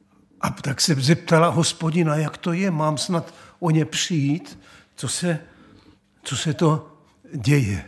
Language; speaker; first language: Czech; native; Czech